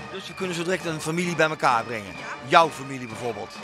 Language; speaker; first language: Dutch; native; Dutch